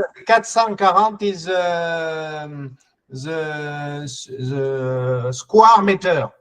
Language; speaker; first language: English; non-native, learner; French